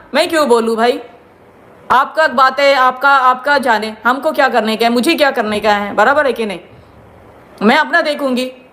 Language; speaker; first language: Hindi; non-native, local second language; Gujarati